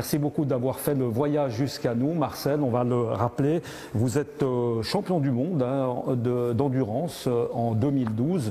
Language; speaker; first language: French; native; French